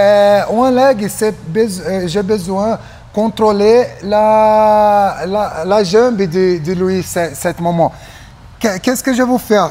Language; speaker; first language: French; non-native, learner; Portuguese